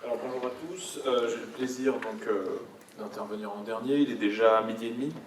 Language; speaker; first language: French; native; French